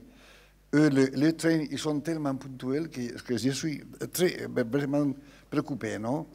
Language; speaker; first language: French; non-native, learner; Spanish